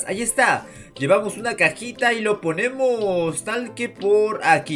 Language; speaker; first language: Spanish; native; Spanish